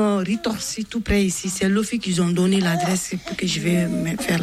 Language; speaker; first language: French; non-native, learner; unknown